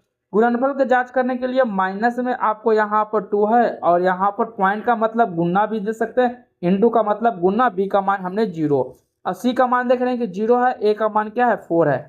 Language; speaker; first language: Hindi; native; Hindi